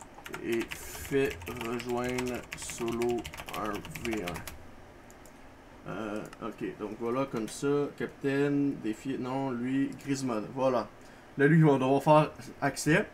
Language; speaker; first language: French; native; French